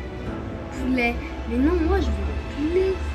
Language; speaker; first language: French; early bilingual, other home language; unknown